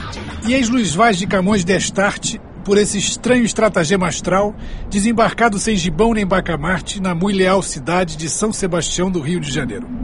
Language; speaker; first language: Portuguese; native; Portuguese